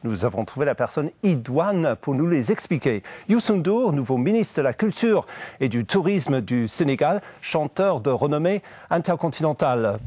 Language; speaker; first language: French; native; French